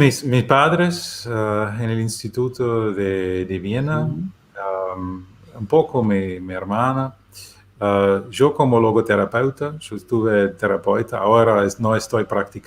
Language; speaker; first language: Spanish; non-native, learner; German